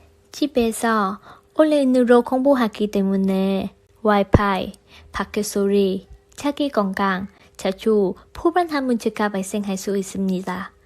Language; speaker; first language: Korean; non-native, learner; Vietnamese